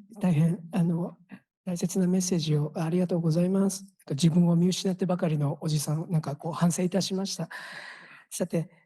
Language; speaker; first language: Japanese; native; Japanese